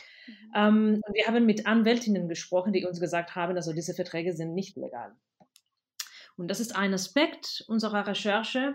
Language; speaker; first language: German; non-native, fluent; Spanish